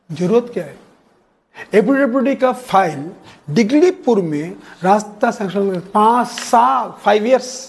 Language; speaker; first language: Hindi; non-native, local second language; Bangla